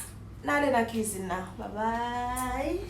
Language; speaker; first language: French; non-native, local second language; Haitian Creole